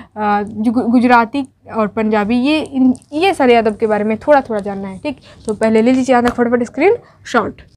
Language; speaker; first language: Hindi; native; Hindi